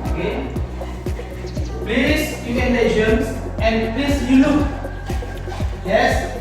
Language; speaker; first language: English; non-native, learner; Indonesian